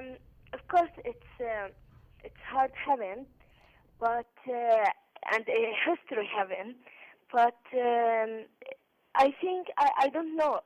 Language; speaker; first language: English; non-native, learner; Arabic